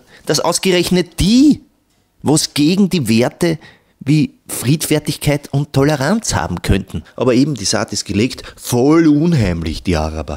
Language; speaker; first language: German; native; German